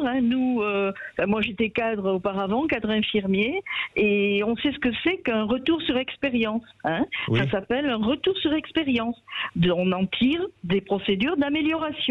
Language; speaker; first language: French; native; French